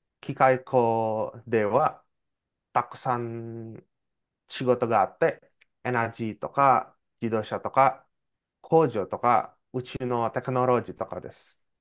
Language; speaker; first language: Japanese; non-native, learner; Indonesian